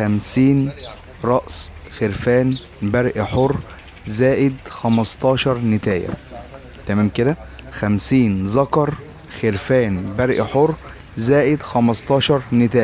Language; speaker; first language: Arabic; native; Arabic